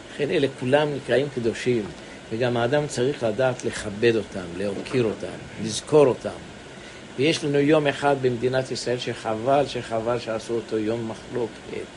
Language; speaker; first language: Hebrew; native; Hebrew